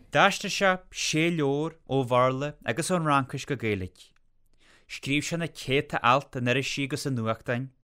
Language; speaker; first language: Irish; native; Irish